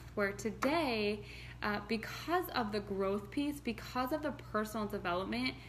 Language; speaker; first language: English; native; English